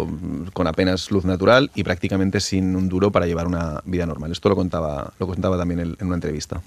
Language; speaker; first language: Spanish; native; Spanish